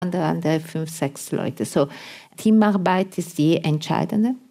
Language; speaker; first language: German; non-native, fluent; Italian